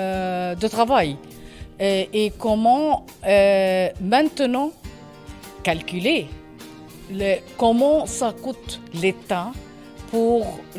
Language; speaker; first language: French; non-native, learner; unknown